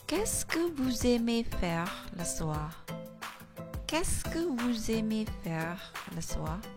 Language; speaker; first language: French; non-native, fluent; Indonesian